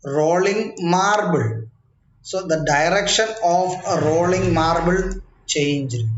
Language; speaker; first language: English; non-native, local second language; Malayalam